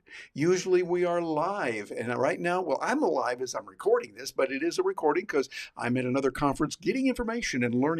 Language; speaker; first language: English; native; English